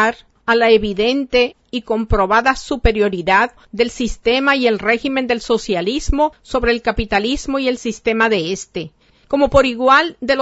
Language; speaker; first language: Spanish; native; Spanish